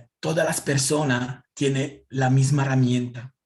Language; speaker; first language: Spanish; non-native, learner; Italian